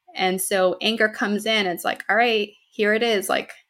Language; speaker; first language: English; native; English